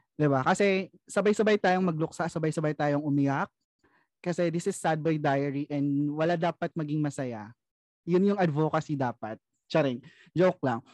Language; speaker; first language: Filipino; non-native, local second language; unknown